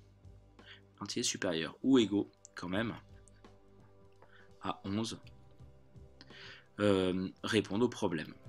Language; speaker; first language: French; native; French